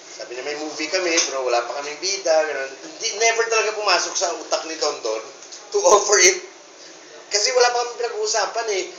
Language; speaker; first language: Filipino; non-native, local second language; Hiligaynon